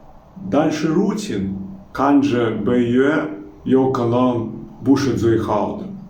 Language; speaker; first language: Chinese; non-native, fluent; Ukrainian